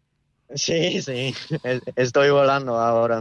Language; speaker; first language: Spanish; non-native, learner; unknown